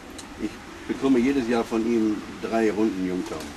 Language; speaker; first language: German; native; German